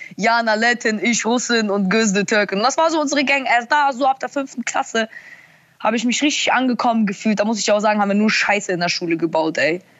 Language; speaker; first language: German; early bilingual, other home language; Russian